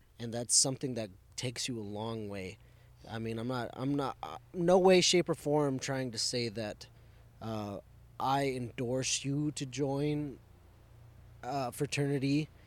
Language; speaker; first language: English; early bilingual, other home language; Spanish